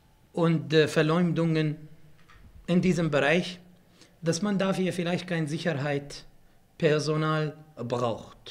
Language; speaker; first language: German; non-native, fluent; Arabic